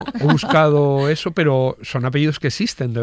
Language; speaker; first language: Spanish; native; Spanish